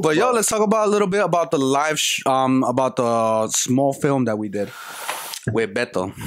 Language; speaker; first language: English; early bilingual, other home language; Spanish